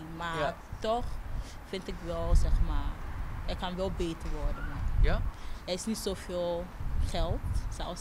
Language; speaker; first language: Dutch; non-native, fluent; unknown